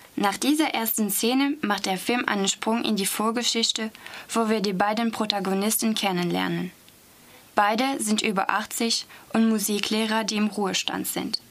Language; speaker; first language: German; non-native, fluent; French